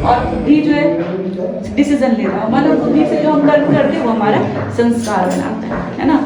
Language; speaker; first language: Hindi; native; Hindi